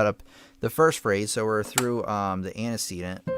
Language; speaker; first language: English; native; English